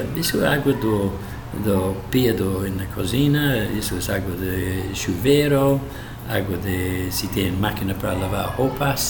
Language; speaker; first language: Portuguese; non-native, learner; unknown